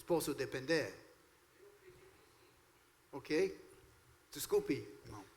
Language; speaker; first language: Portuguese; non-native, fluent; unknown